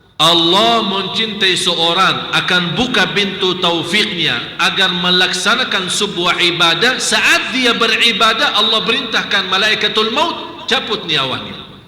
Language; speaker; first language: Malay; non-native, fluent; Arabic